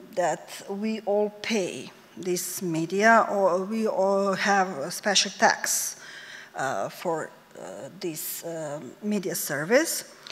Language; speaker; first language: English; non-native, fluent; Serbian